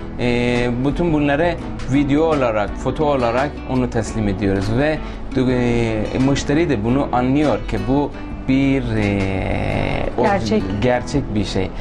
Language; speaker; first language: Turkish; non-native, local second language; Persian